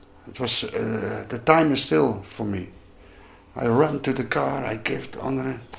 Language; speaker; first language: English; non-native, learner; Dutch